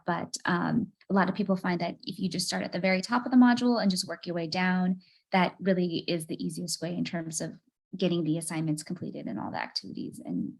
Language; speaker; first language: English; native; English